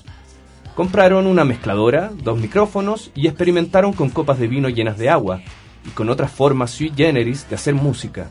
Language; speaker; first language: Spanish; native; Spanish